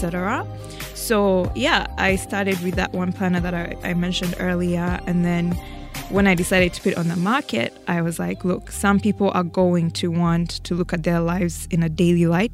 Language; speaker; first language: English; non-native, local second language; Ganda